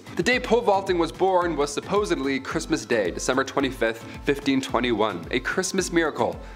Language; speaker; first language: English; native; English